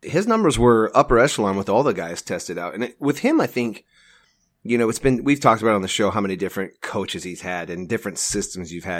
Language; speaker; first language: English; native; English